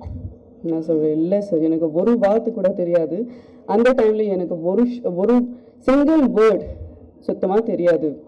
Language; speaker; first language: Tamil; non-native, learner; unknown